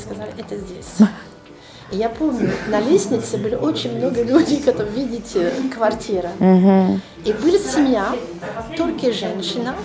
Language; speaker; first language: Russian; non-native, learner; French